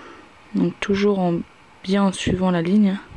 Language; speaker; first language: French; native; French